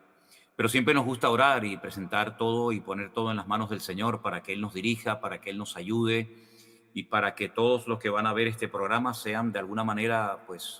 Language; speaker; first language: Spanish; native; Spanish